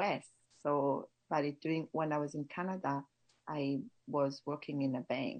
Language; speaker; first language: English; non-native, local second language; Kinyarwanda